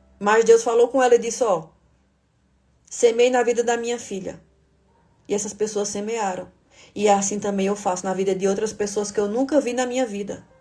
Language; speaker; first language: Portuguese; native; Portuguese